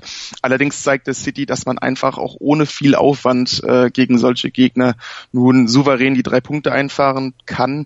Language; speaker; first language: German; native; German